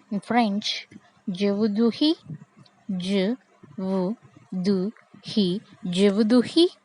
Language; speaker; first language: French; non-native, fluent; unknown